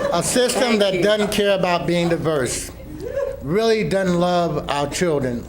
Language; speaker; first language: English; native; English